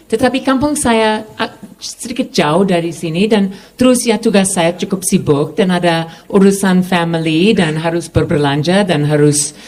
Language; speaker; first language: Indonesian; non-native, fluent; English